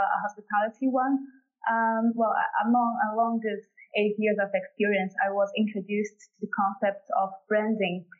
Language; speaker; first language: English; non-native, fluent; Portuguese